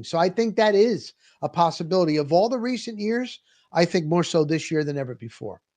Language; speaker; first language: English; native; English